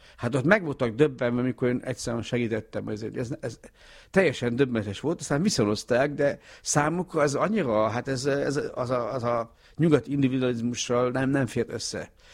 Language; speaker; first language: Hungarian; early bilingual, heritage; Hungarian